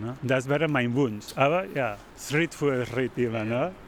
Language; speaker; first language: German; non-native, learner; Spanish